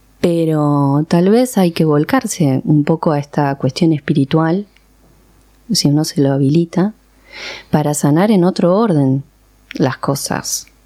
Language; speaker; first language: Spanish; early bilingual, other home language; Persian